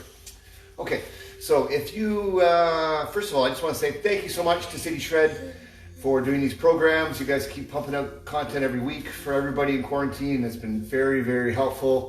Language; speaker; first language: English; native; English